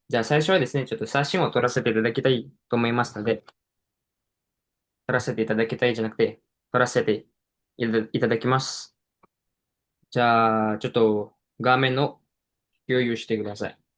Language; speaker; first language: Japanese; non-native, fluent; Indonesian